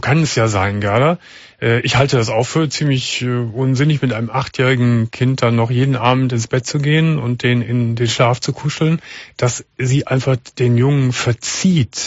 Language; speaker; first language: German; native; German